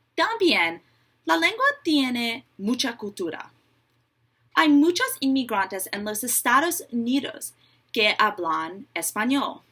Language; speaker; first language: Spanish; non-native, learner; English